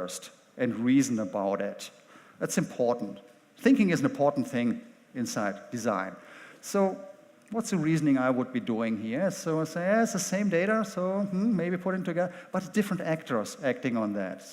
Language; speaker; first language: English; non-native, fluent; German